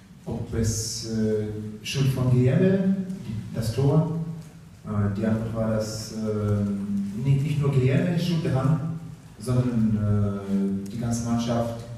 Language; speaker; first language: German; non-native, learner; Russian